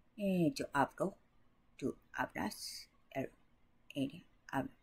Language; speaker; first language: Spanish; non-native, learner; Japanese